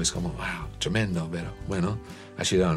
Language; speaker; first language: Spanish; non-native, learner; English